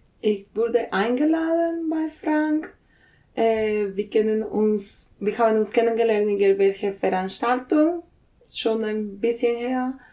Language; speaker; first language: German; non-native, fluent; Spanish